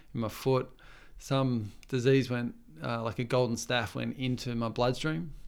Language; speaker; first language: English; native; English